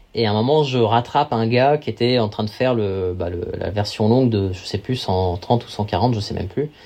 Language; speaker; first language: French; native; French